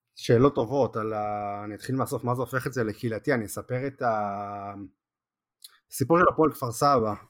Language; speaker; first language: Hebrew; native; Hebrew